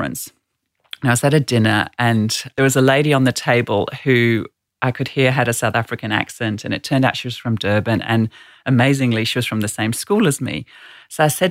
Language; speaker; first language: English; native; English